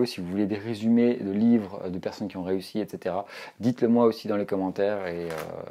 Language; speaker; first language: French; native; French